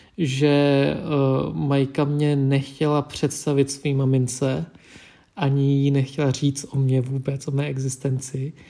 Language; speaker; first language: Czech; early bilingual, other home language; Vietnamese